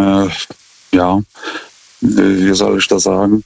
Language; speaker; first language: German; non-native, fluent; Lithuanian